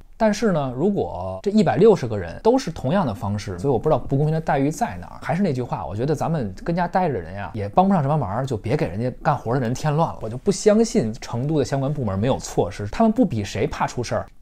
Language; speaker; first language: Chinese; native; Chinese